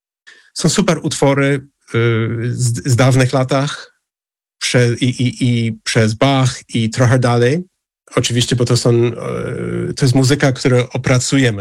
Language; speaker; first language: Polish; non-native, fluent; English